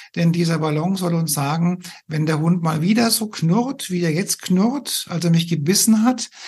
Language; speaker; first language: German; non-native, fluent; Amharic